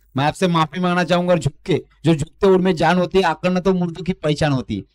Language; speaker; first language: Hindi; non-native, local second language; Marathi